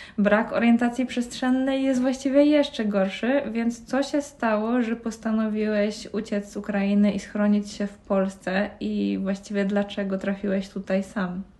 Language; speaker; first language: Polish; native; Polish